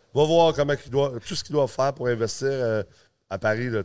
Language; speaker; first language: French; early bilingual, other home language; English